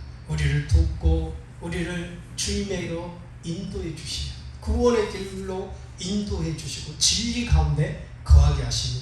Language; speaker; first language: Korean; native; Korean